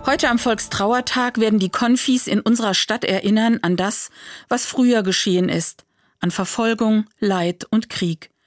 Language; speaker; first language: German; native; German